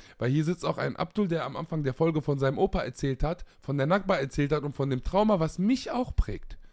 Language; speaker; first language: German; early bilingual, other home language; Arabic